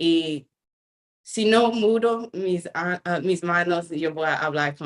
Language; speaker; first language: Spanish; non-native, fluent; English